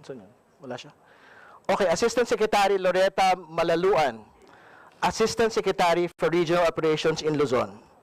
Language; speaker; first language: Filipino; native; Filipino